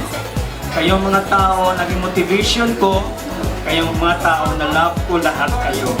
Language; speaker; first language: Filipino; non-native, local second language; Cebuano